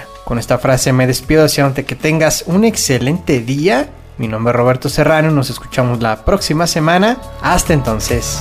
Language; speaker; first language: Spanish; native; Spanish